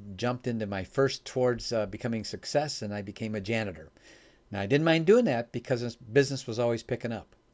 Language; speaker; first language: English; native; English